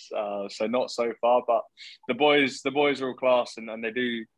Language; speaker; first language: English; native; English